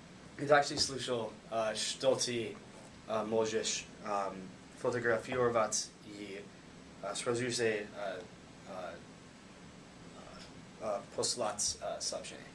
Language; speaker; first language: Russian; non-native, learner; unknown